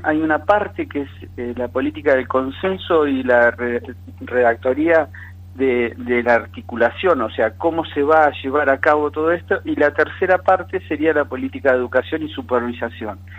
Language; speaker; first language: Spanish; native; Spanish